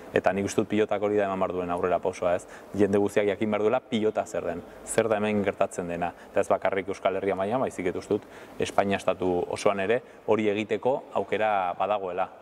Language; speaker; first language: Basque; native; Basque